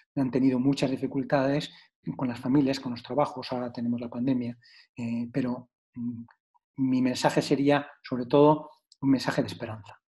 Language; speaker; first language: Spanish; native; Spanish